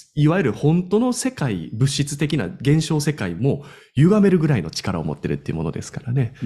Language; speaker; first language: Japanese; native; Japanese